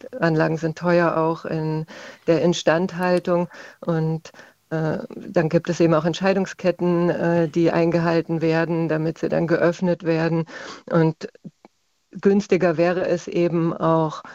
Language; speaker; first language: German; native; German